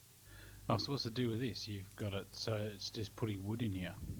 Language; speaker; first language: English; native; English